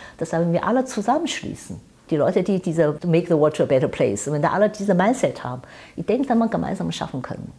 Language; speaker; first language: German; non-native, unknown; Chinese